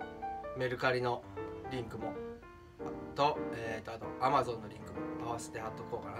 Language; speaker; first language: Japanese; native; Japanese